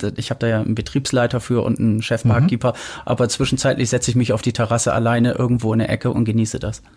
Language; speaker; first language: German; native; German